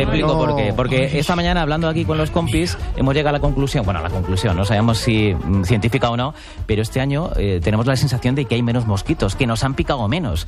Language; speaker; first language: Spanish; native; Spanish